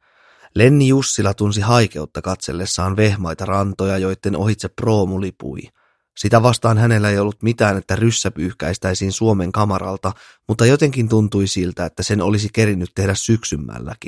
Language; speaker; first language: Finnish; native; Finnish